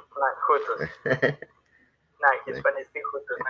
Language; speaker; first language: Greek; non-native, learner; Spanish